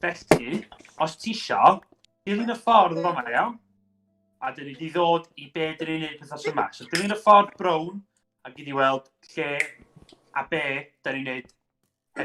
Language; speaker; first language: Welsh; native; Welsh